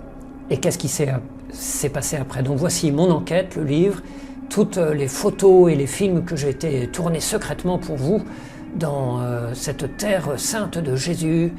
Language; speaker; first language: French; native; French